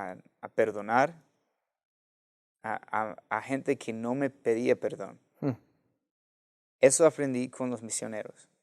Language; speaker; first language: Spanish; non-native, fluent; English